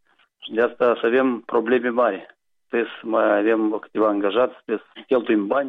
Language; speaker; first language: Romanian; non-native, local second language; Gagauz